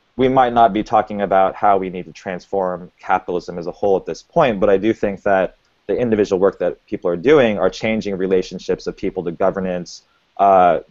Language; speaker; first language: English; native; English